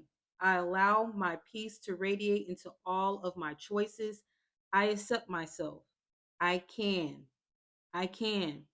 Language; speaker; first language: English; native; English